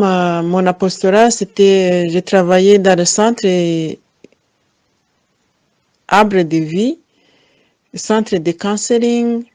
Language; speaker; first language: French; non-native, fluent; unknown